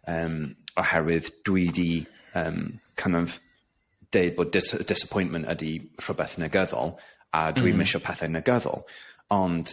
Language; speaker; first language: Welsh; non-native, local second language; English